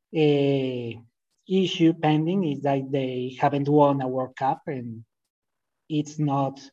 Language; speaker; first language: English; non-native, fluent; Spanish